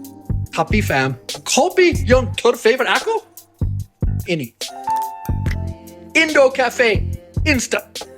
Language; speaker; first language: Indonesian; non-native, fluent; English